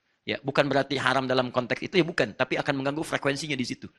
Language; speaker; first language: Indonesian; non-native, fluent; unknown